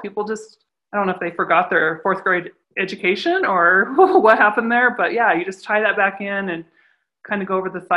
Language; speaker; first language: English; native; English